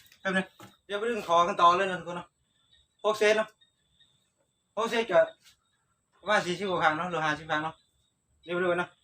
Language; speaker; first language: Thai; non-native, local second language; Northeastern Thai